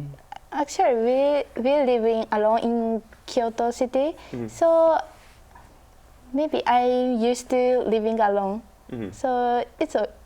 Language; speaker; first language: English; non-native, learner; Japanese